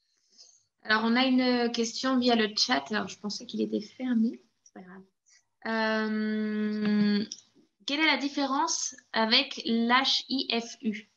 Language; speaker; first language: French; native; French